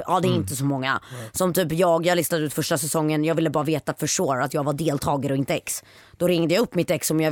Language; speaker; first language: Swedish; native; Swedish